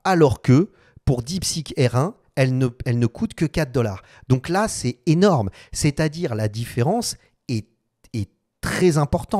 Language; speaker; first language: French; native; French